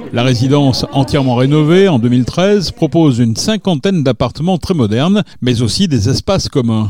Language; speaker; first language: French; native; French